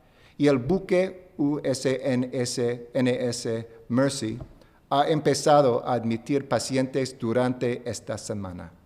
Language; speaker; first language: Spanish; non-native, fluent; English